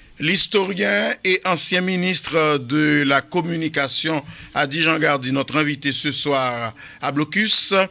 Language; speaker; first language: French; non-native, local second language; Haitian Creole